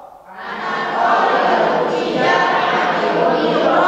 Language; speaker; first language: Arabic; non-native, learner; Indonesian